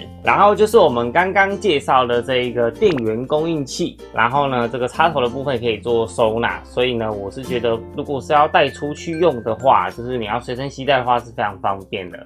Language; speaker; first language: Chinese; native; Chinese